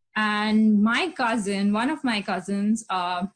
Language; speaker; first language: English; non-native, local second language; Hindi